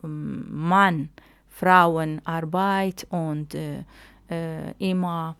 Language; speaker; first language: German; non-native, learner; Arabic